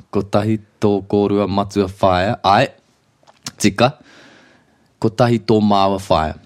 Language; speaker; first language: Māori; non-native, local second language; English